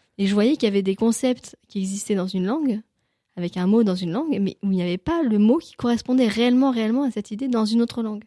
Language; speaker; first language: French; native; French